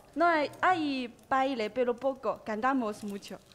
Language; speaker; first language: Spanish; non-native, learner; Chinese